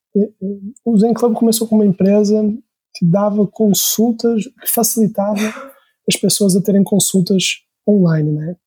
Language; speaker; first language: Portuguese; native; Portuguese